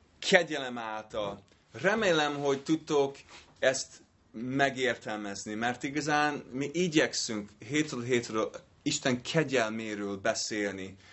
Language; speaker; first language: Hungarian; non-native, fluent; English